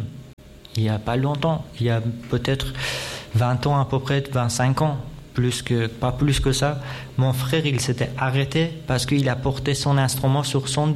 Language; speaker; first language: French; non-native, fluent; Persian